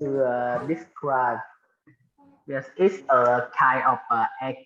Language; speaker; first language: English; non-native, learner; Vietnamese